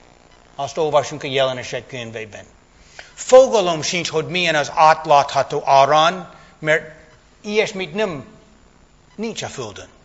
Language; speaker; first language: Hungarian; non-native, fluent; English